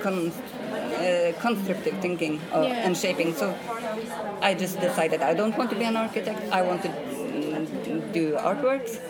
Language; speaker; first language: English; non-native, fluent; Norwegian